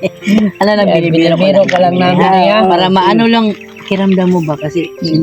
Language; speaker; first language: Filipino; non-native, local second language; Cebuano